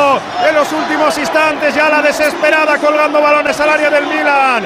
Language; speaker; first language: Spanish; native; Spanish